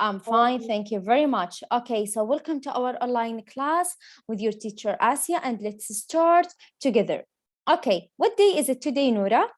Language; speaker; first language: English; non-native, fluent; Arabic